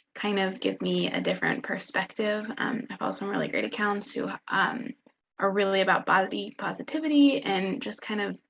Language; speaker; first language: English; native; English